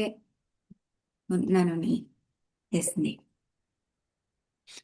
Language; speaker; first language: Japanese; non-native, fluent; Indonesian